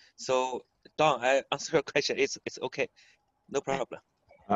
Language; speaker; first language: English; non-native, learner; Chinese